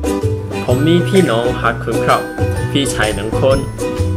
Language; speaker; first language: Thai; non-native, learner; Chinese